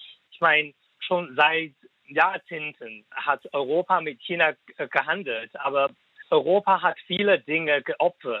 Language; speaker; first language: German; non-native, fluent; Cantonese